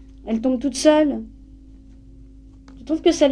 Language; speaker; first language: French; native; French